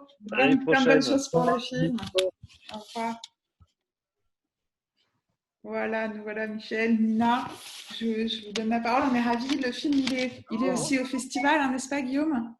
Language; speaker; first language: French; native; French